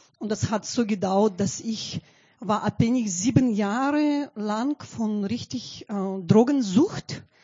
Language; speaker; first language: German; non-native, fluent; Russian